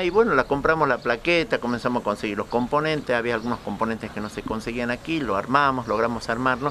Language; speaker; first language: Spanish; native; Spanish